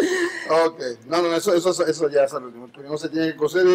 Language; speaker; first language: Spanish; native; Spanish